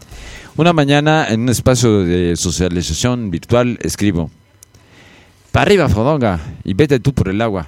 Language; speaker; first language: Spanish; native; Spanish